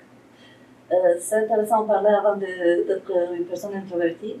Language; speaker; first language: French; non-native, fluent; Romanian